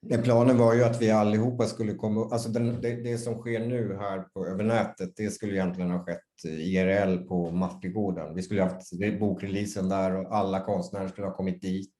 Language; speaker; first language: Swedish; native; Swedish